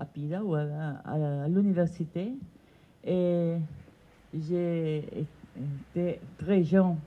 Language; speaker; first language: French; non-native, fluent; Italian